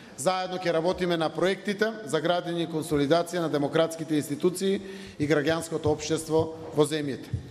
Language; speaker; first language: Macedonian; native; Macedonian